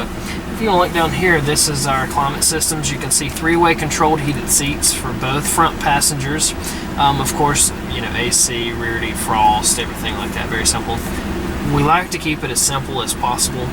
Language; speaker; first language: English; native; English